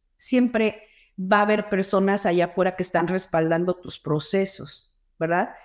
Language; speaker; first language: Spanish; native; Spanish